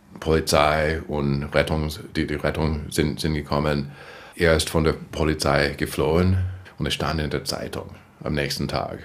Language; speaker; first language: German; non-native, fluent; English